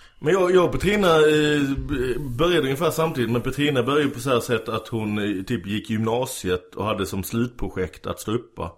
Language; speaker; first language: Swedish; early bilingual, other home language; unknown